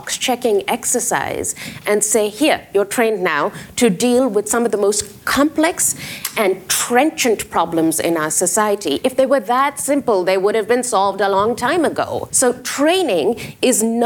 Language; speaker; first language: English; non-native, local second language; Urdu